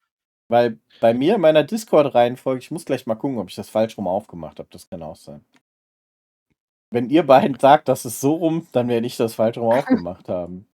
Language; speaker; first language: German; native; German